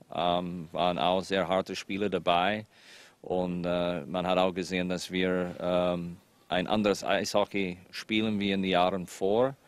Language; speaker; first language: German; non-native, fluent; English